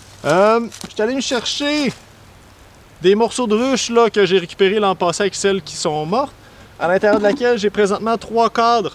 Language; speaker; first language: French; native; French